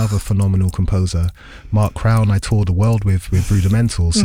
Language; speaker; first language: English; native; English